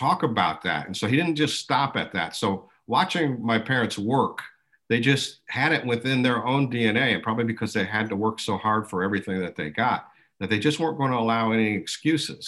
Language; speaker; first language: English; early bilingual, other home language; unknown